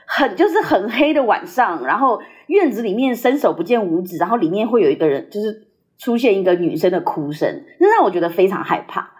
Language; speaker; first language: Chinese; early bilingual, heritage; Chinese